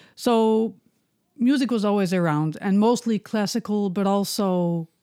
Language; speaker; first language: English; non-native, fluent; Dutch